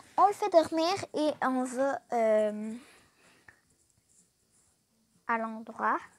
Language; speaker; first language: French; native; French